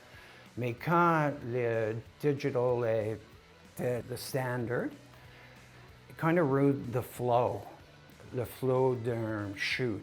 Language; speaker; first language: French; non-native, local second language; English